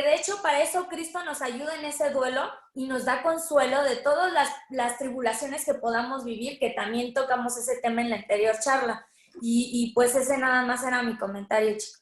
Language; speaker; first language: Spanish; native; Spanish